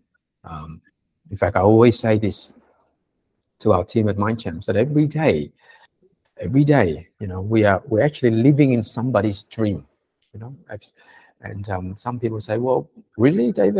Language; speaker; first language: English; early bilingual, other home language; Vietnamese